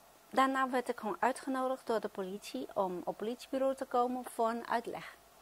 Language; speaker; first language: Dutch; non-native, fluent; Chinese